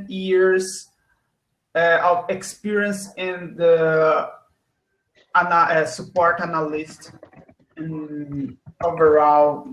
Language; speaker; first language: English; non-native, learner; Portuguese